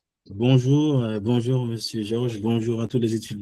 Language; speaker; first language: French; non-native, local second language; Haitian Creole